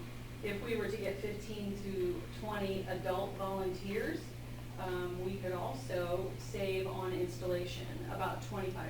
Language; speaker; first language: English; native; English